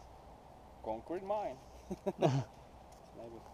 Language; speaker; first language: English; non-native, learner; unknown